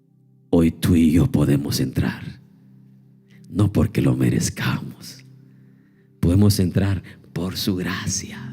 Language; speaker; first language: Spanish; native; Spanish